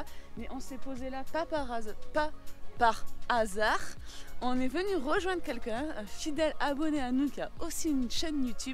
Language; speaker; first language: French; native; French